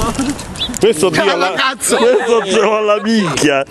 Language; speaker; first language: Italian; native; Italian